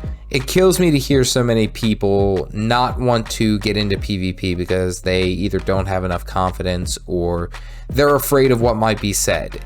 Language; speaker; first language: English; native; English